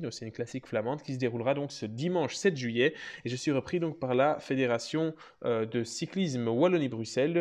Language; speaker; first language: French; native; French